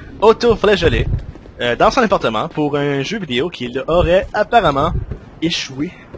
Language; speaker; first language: French; native; French